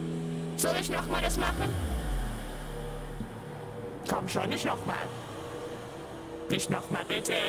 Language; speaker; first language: German; non-native, learner; English